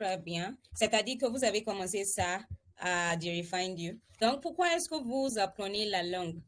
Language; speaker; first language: French; non-native, fluent; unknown